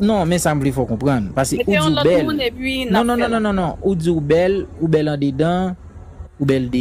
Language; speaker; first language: French; non-native, learner; Haitian Creole